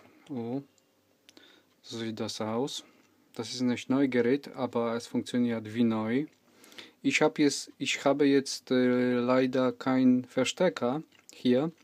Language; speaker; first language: German; non-native, learner; Polish